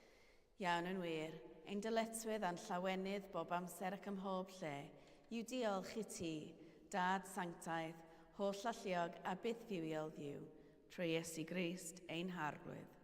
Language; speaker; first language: Welsh; native; Welsh